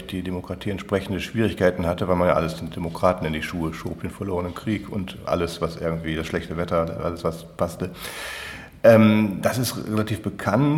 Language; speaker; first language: German; native; German